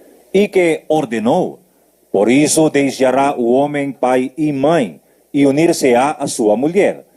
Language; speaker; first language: Portuguese; native; Portuguese